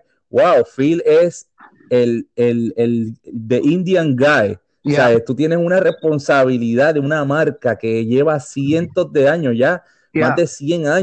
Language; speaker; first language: Spanish; native; Spanish